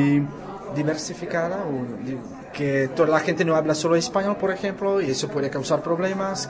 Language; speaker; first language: Spanish; non-native, fluent; Czech